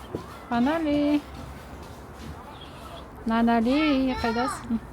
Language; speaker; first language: Kazakh; native; Kazakh